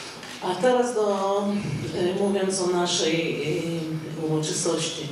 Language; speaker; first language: Polish; non-native, fluent; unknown